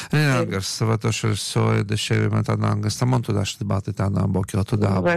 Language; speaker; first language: Hebrew; non-native, fluent; Russian